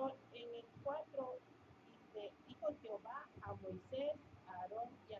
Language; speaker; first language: Spanish; early bilingual, heritage; Spanish